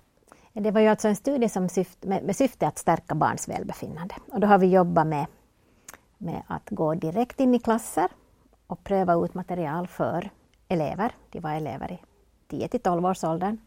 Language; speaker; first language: Swedish; native; Swedish